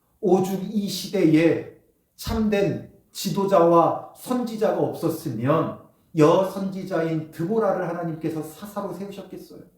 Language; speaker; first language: Korean; native; Korean